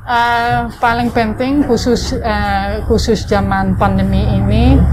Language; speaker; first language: Indonesian; non-native, fluent; Dutch